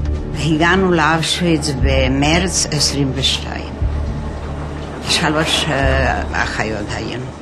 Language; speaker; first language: Hebrew; non-native, fluent; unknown